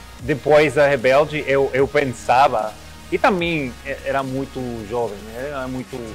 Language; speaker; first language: Portuguese; non-native, learner; Spanish